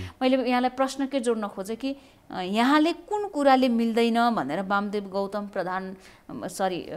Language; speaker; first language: Nepali; native; Nepali